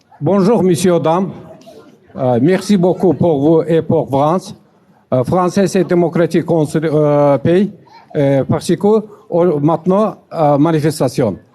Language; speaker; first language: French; non-native, learner; Russian